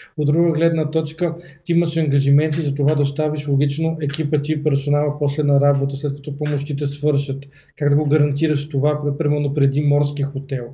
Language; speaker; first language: Bulgarian; native; Bulgarian